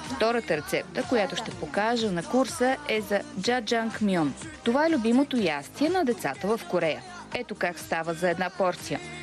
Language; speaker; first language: Bulgarian; non-native, fluent; Korean